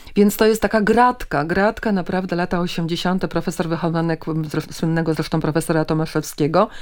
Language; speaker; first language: Polish; native; Polish